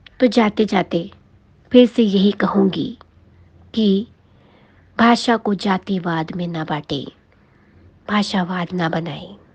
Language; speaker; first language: Hindi; native; Hindi